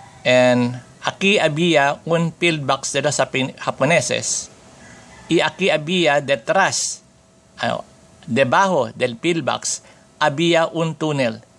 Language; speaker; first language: Spanish; non-native, fluent; Filipino